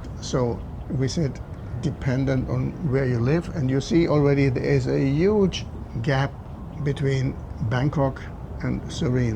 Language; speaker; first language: English; non-native, fluent; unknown